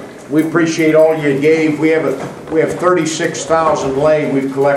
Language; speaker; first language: English; native; English